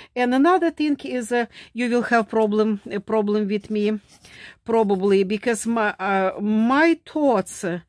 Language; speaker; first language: English; non-native, fluent; Slovak